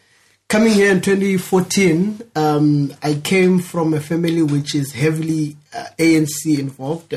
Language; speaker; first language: English; non-native, local second language; Northern Sotho